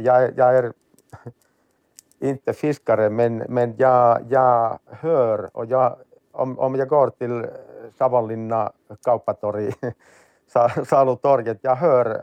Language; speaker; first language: Swedish; non-native, learner; Finnish